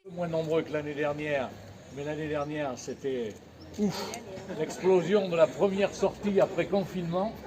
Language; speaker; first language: French; native; French